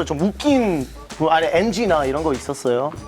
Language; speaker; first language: Korean; non-native, fluent; English